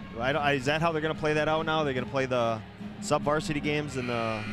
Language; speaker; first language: English; native; English